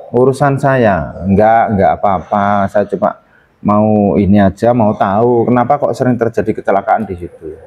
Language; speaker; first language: Indonesian; native; Indonesian